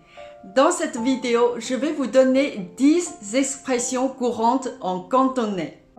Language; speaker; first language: French; non-native, fluent; Cantonese